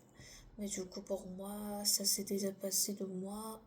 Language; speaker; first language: French; non-native, learner; Korean